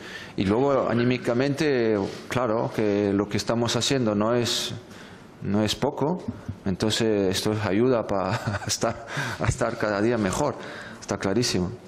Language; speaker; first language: Spanish; non-native, fluent; French